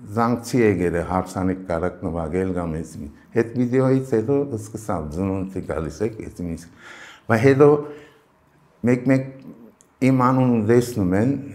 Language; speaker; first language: Armenian; early bilingual, heritage; Armenian